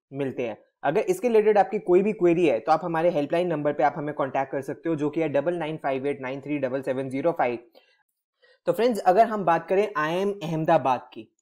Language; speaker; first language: Hindi; native; Hindi